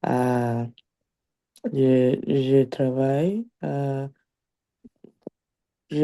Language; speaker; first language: French; non-native, learner; Igbo